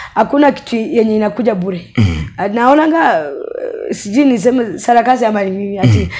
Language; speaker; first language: Swahili; non-native, local second language; Luo (Kenya and Tanzania)